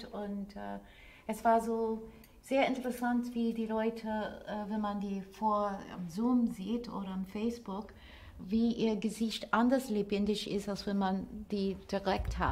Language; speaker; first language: German; non-native, fluent; English